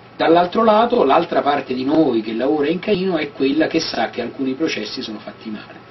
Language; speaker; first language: Italian; native; Italian